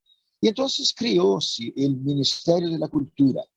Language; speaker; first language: Spanish; non-native, fluent; Portuguese